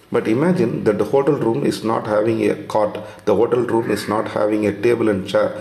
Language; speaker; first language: English; non-native, local second language; Tamil